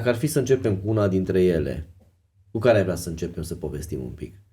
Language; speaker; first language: Romanian; native; Romanian